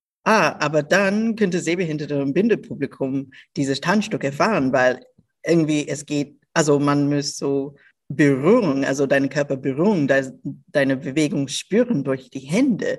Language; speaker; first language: German; non-native, local second language; English